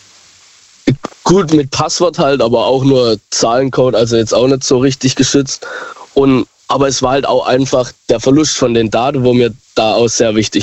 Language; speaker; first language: German; native; German